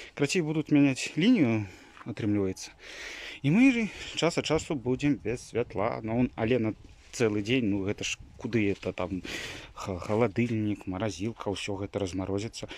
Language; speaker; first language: Belarusian; native; Belarusian